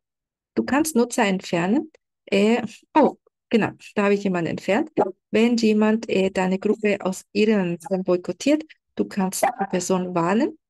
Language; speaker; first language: German; non-native, fluent; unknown